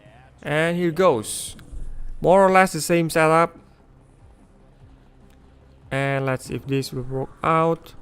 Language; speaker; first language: English; non-native, fluent; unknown